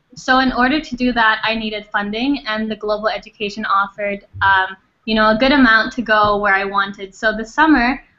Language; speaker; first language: English; non-native, fluent; Thai